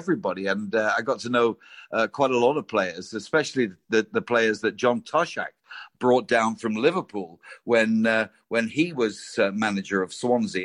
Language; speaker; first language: English; native; English